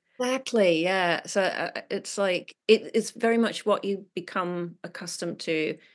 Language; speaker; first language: English; native; English